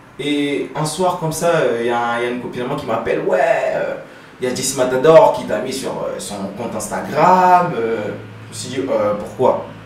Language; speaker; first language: French; early bilingual, other home language; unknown